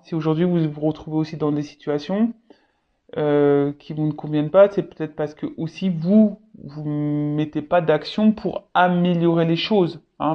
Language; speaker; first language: French; native; French